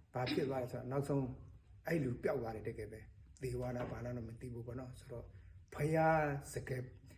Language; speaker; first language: Burmese; non-native, local second language; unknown